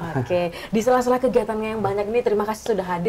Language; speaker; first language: Indonesian; native; Indonesian